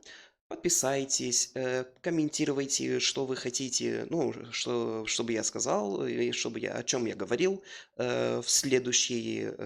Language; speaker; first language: Russian; early bilingual, heritage; Russian